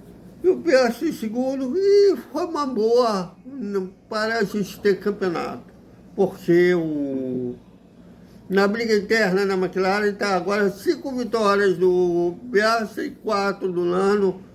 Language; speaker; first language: Portuguese; native; Portuguese